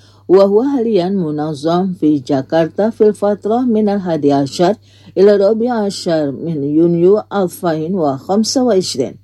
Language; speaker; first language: Arabic; non-native, fluent; Indonesian